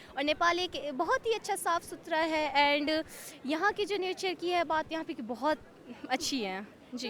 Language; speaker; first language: Hindi; early bilingual, other home language; Nepali